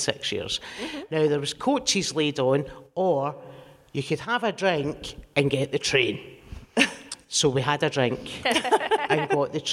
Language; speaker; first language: English; native; English